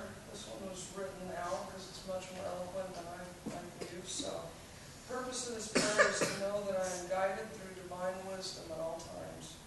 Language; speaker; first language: English; native; English